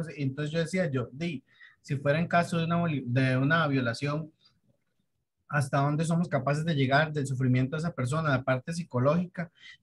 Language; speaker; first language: Spanish; native; Spanish